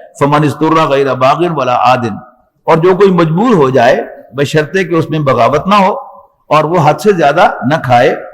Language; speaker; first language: Urdu; non-native, local second language; Punjabi